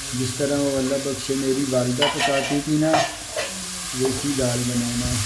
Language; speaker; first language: Urdu; non-native, local second language; Punjabi